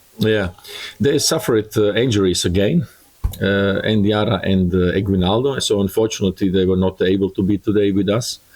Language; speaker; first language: English; non-native, learner; Croatian